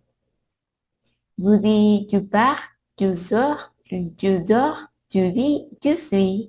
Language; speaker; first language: French; non-native, learner; Spanish